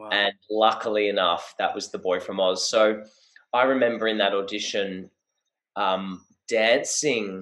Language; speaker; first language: English; native; English